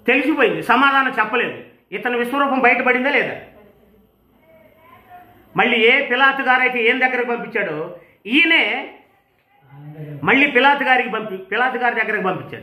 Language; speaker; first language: Telugu; native; Telugu